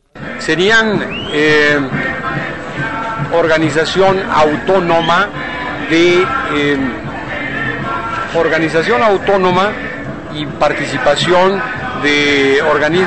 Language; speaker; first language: Spanish; native; Spanish